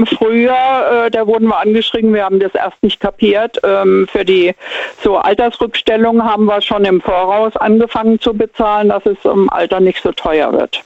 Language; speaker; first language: German; native; German